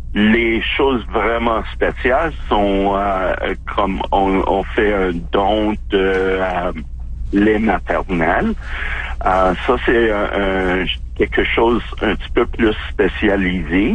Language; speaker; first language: French; non-native, fluent; English